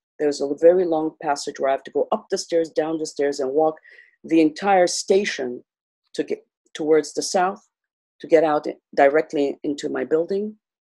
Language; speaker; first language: English; non-native, local second language; Armenian